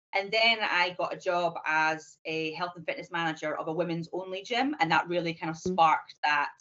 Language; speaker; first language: English; native; English